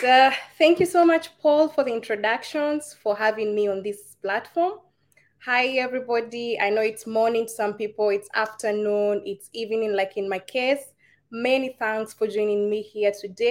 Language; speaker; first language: English; non-native, local second language; Kikuyu